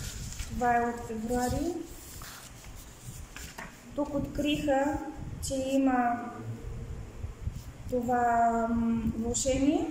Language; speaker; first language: Bulgarian; native; Bulgarian